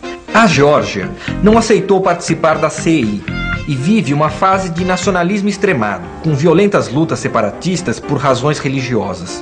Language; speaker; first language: Portuguese; native; Portuguese